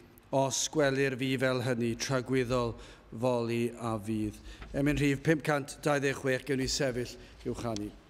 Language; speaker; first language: Welsh; native; Welsh